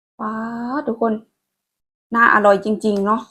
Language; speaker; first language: Thai; non-native, local second language; Lao